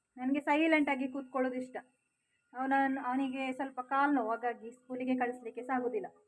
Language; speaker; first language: Kannada; native; Kannada